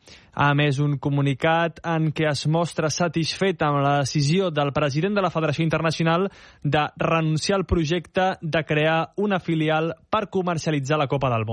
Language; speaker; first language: Catalan; native; Catalan